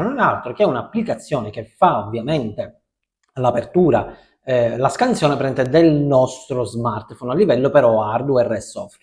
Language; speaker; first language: Italian; native; Italian